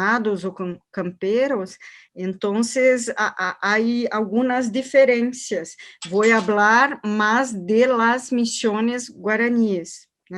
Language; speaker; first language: Spanish; non-native, learner; Portuguese